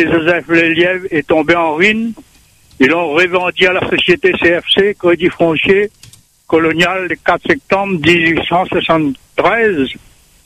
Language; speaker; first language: French; non-native, local second language; Réunion Creole French